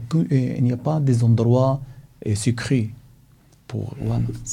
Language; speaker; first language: French; non-native, learner; Arabic